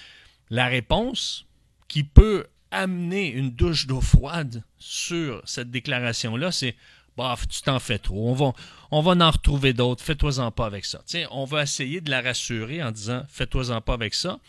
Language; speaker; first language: French; native; French